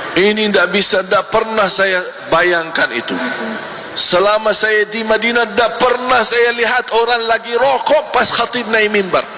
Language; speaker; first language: Malay; non-native, fluent; Arabic